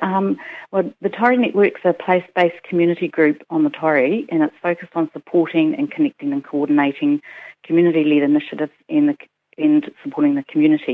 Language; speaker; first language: English; native; English